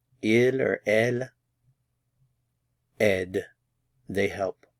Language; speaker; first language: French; non-native, fluent; English